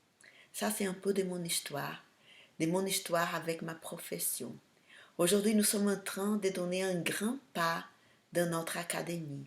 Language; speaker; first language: French; non-native, fluent; Portuguese